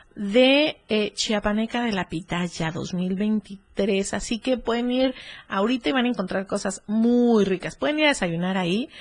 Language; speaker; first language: Spanish; native; Spanish